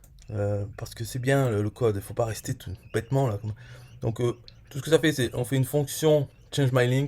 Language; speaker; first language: French; native; French